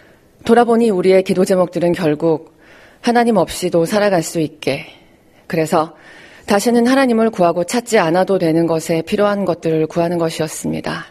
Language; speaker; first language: Korean; native; Korean